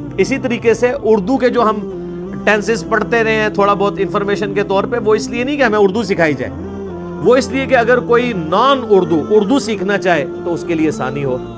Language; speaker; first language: Urdu; non-native, local second language; Punjabi